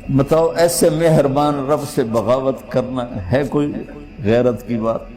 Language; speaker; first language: Urdu; non-native, local second language; Punjabi